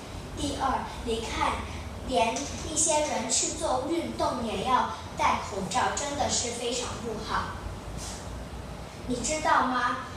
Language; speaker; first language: Chinese; non-native, local second language; Cantonese